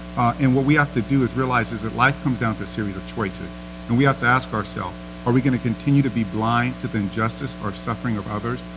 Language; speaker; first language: English; native; English